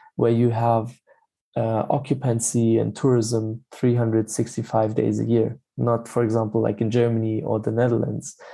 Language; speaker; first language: English; non-native, fluent; German